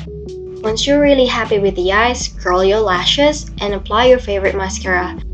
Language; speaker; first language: English; non-native, fluent; Indonesian